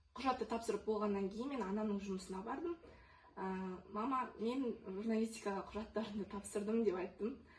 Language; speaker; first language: Kazakh; non-native, local second language; Russian